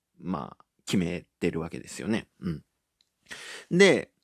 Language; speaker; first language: Japanese; native; Japanese